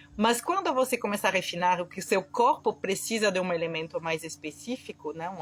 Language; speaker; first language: Portuguese; non-native, fluent; French